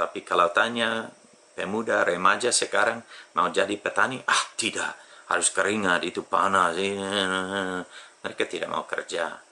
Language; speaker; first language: Indonesian; non-native, fluent; English